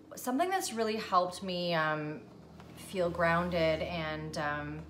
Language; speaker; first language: English; native; English